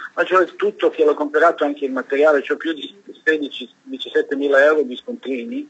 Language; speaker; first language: Italian; non-native, learner; Serbian